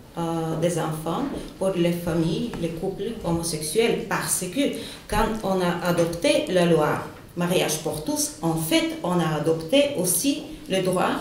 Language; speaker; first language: French; non-native, fluent; Spanish